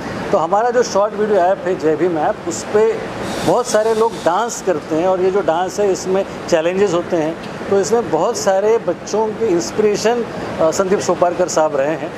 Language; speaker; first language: Hindi; native; Hindi